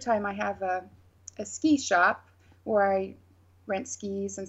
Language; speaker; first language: English; native; English